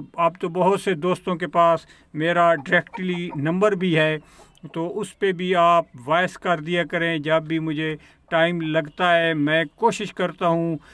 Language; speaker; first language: Urdu; non-native, local second language; Punjabi